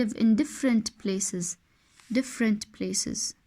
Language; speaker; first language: English; non-native, fluent; Arabic